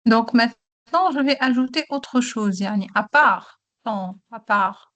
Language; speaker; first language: French; non-native, local second language; Arabic